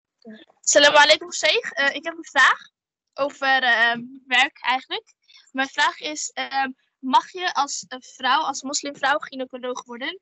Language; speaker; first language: Dutch; native; Dutch